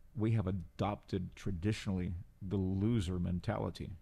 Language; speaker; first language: English; non-native, fluent; Spanish